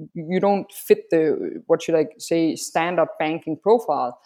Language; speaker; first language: English; non-native, fluent; Danish